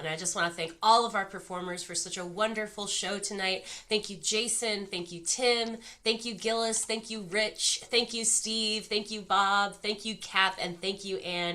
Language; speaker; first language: English; native; English